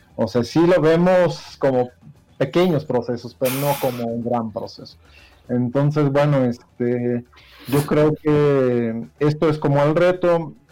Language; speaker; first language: Spanish; non-native, fluent; Dutch